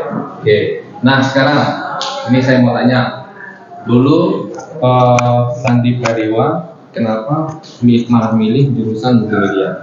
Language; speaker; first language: Indonesian; non-native, local second language; Javanese